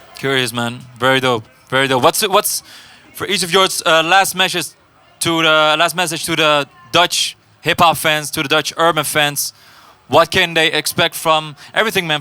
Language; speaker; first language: English; non-native, fluent; Dutch